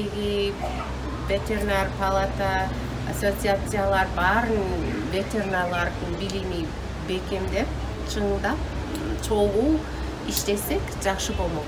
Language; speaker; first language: Kyrgyz; non-native, learner; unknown